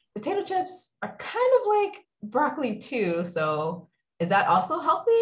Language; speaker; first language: English; native; English